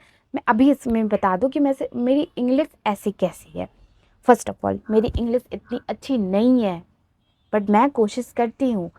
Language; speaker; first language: Hindi; native; Hindi